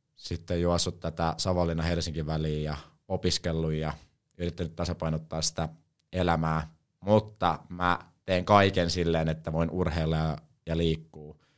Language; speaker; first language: Finnish; native; Finnish